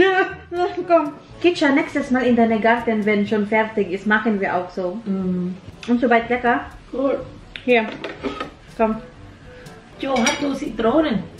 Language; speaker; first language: German; non-native, learner; Filipino